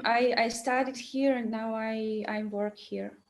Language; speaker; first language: English; non-native, learner; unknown